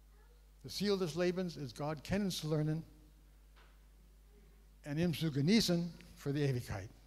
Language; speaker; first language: German; non-native, learner; English